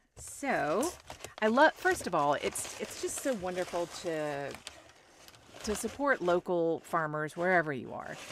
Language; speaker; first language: English; native; English